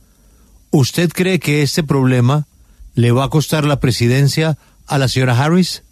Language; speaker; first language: Spanish; native; Spanish